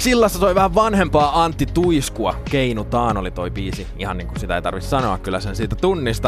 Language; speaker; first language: Finnish; native; Finnish